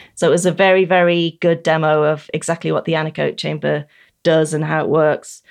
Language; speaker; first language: English; native; English